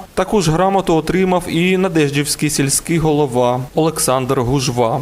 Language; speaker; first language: Ukrainian; native; Ukrainian